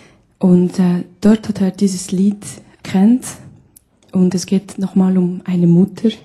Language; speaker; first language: German; non-native, fluent; Albanian